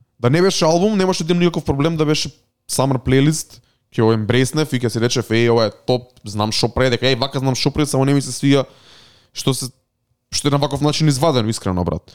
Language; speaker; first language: Macedonian; native; Macedonian